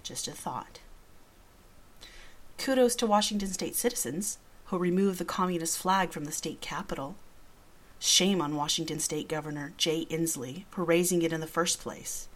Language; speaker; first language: English; early bilingual, other home language; Spanish